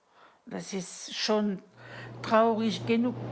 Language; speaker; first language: German; non-native, learner; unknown